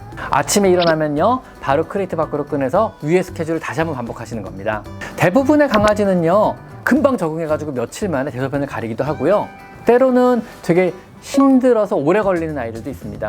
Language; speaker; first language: Korean; native; Korean